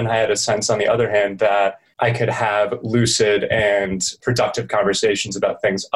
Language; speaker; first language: English; native; English